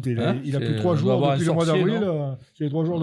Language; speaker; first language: French; native; French